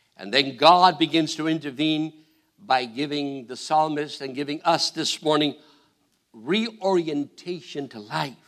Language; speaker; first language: English; non-native, fluent; Spanish